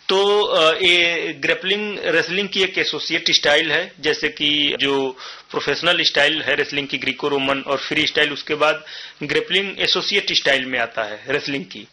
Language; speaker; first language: Hindi; native; Hindi